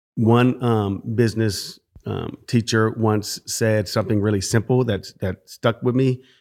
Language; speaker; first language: English; native; English